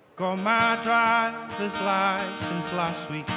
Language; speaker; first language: English; native; English